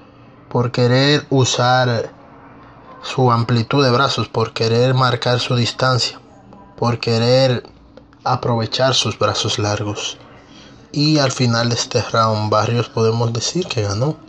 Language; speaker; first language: Spanish; native; Spanish